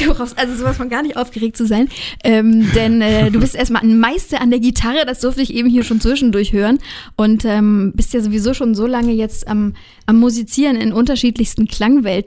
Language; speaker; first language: German; native; German